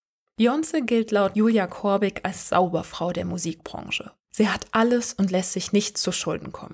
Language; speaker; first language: German; native; German